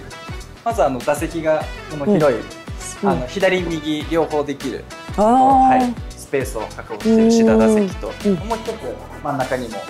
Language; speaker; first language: Japanese; native; Japanese